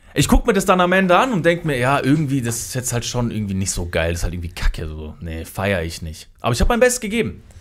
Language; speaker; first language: German; early bilingual, other home language; Kurdish